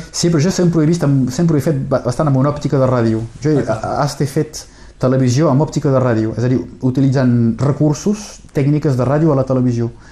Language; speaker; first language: Catalan; non-native, local second language; French